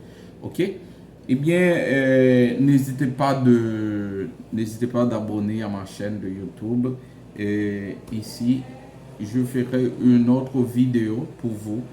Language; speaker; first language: French; non-native, local second language; Haitian Creole